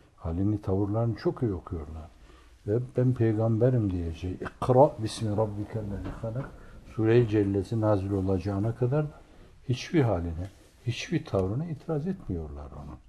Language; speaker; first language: Turkish; native; Turkish